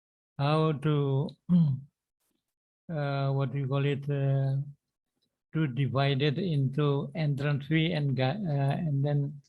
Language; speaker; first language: English; non-native, learner; Indonesian